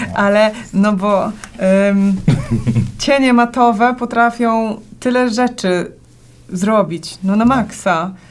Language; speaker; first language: Polish; native; Polish